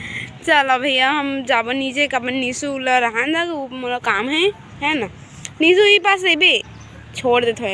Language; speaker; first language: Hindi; non-native, local second language; Chhattisgarhi